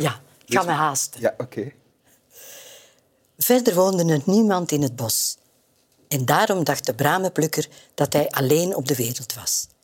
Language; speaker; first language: Dutch; native; Dutch